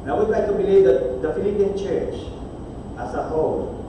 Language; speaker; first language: English; non-native, local second language; Filipino